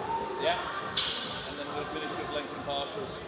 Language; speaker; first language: English; native; English